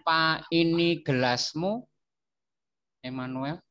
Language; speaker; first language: Indonesian; native; Indonesian